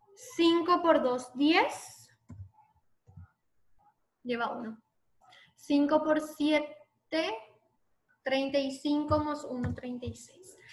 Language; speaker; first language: Spanish; native; Spanish